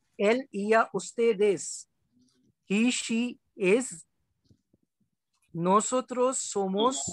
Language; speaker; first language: Spanish; non-native, learner; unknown